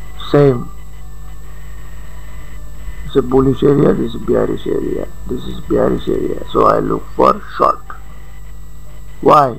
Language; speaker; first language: English; non-native, local second language; Bangla